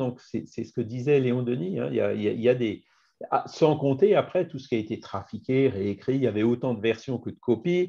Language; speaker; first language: French; native; French